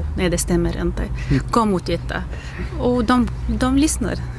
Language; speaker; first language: Swedish; non-native, learner; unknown